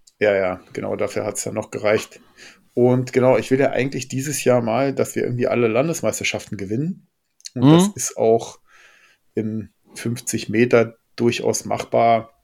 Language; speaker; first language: German; native; German